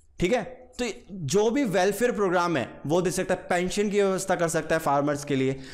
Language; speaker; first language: Hindi; native; Hindi